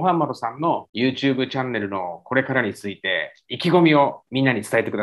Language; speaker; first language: Japanese; native; Japanese